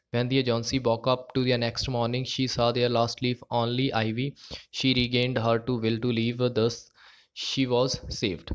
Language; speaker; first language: English; non-native, local second language; Punjabi